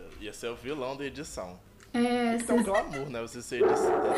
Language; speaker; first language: Portuguese; native; Portuguese